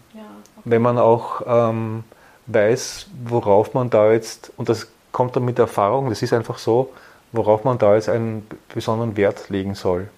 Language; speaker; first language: German; native; German